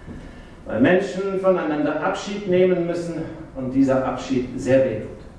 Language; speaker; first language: German; native; German